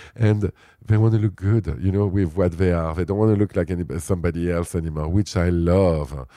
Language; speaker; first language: English; non-native, fluent; French